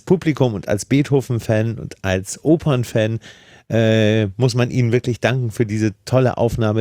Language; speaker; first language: German; native; German